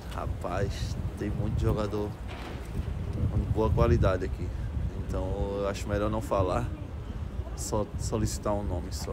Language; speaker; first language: Portuguese; native; Portuguese